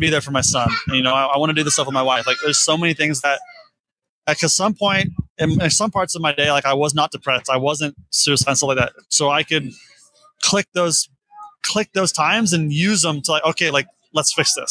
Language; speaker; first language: English; native; English